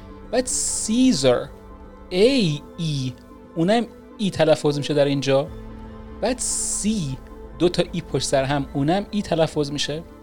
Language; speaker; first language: Persian; native; Persian